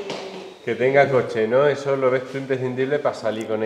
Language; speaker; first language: Spanish; native; Spanish